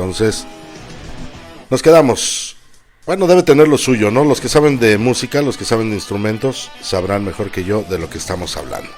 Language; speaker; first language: Spanish; native; Spanish